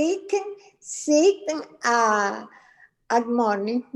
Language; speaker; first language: English; non-native, learner; Spanish